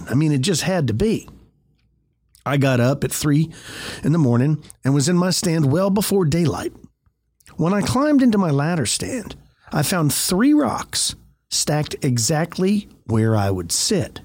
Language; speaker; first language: English; native; English